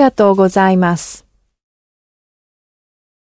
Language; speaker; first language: Japanese; non-native, learner; English